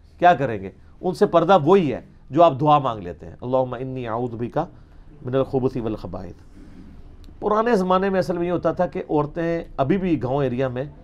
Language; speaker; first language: Urdu; non-native, local second language; Punjabi